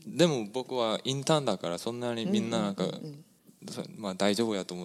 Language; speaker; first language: Japanese; non-native, fluent; Korean